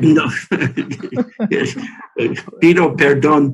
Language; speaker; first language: Spanish; non-native, learner; English